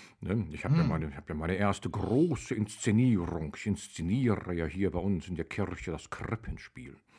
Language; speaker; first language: German; native; German